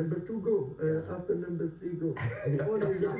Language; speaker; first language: English; non-native, learner; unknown